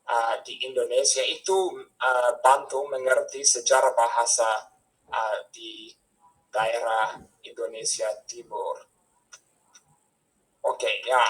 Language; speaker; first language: Indonesian; non-native, fluent; English